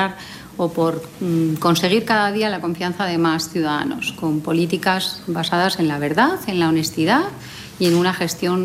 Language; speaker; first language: Spanish; non-native, fluent; French